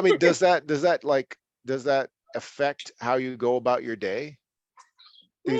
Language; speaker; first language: English; native; English